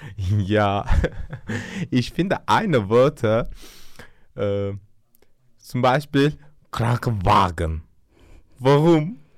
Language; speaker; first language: German; non-native, learner; Turkish